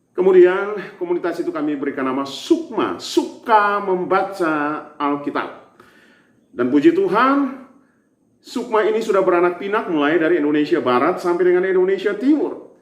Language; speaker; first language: Indonesian; native; Indonesian